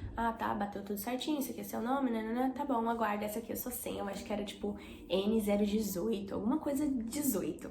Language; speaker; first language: Portuguese; native; Portuguese